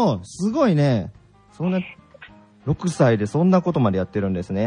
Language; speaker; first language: Japanese; native; Japanese